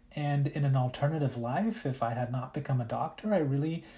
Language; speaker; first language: English; early bilingual, other home language; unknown